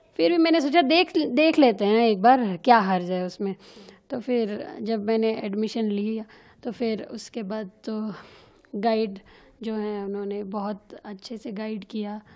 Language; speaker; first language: Hindi; native; Hindi